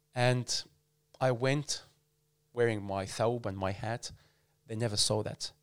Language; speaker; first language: English; non-native, fluent; Arabic